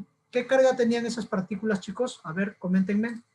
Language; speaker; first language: Spanish; native; Spanish